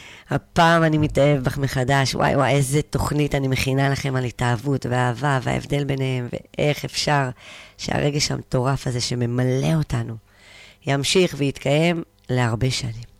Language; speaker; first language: Hebrew; native; Hebrew